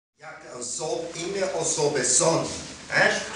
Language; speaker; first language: Polish; non-native, learner; German